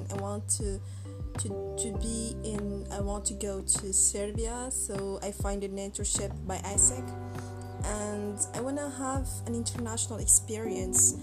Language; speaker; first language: English; non-native, learner; Arabic